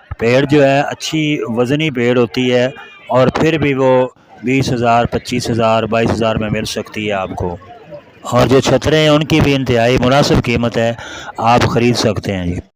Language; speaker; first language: Urdu; non-native, local second language; Saraiki